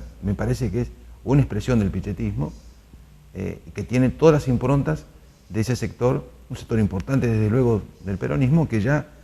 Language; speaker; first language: Spanish; native; Spanish